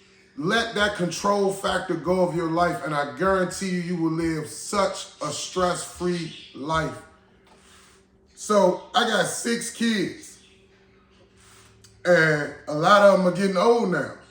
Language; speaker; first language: English; native; English